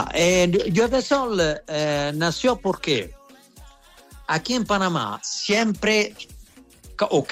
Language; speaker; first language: Spanish; non-native, learner; Italian